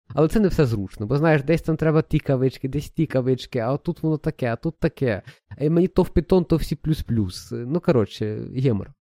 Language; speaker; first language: Ukrainian; native; Ukrainian